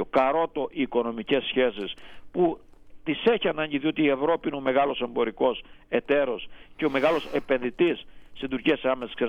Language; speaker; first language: Greek; native; Greek